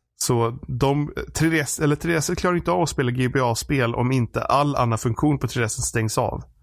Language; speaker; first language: Swedish; native; Swedish